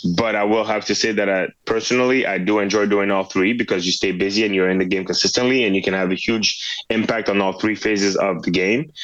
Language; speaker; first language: English; non-native, fluent; French